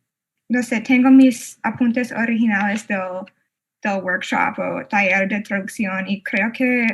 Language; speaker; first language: Spanish; non-native, fluent; English